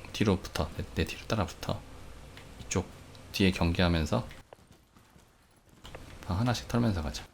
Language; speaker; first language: Korean; native; Korean